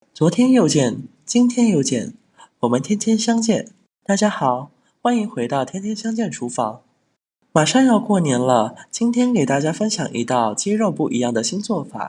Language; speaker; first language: Chinese; native; Chinese